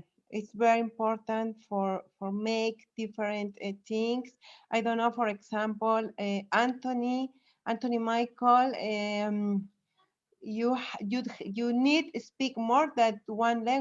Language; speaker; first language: English; non-native, fluent; Spanish